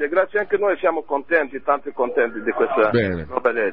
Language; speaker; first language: Italian; non-native, learner; Arabic